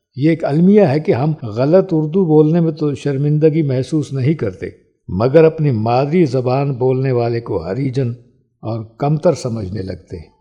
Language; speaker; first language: Urdu; non-native, local second language; Pahari-Potwari